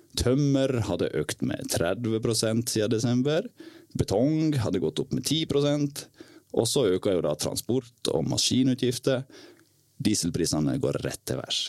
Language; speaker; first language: Norwegian; native; Norwegian